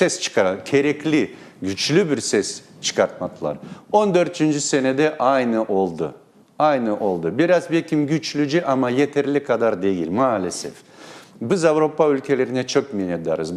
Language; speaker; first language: Turkish; non-native, learner; Crimean Tatar